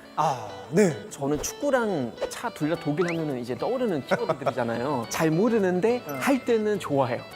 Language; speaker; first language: Korean; non-native, fluent; German